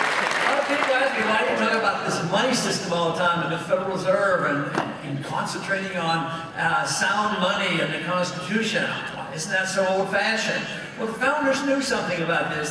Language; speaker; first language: English; native; English